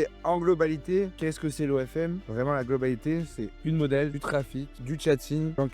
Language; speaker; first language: French; native; French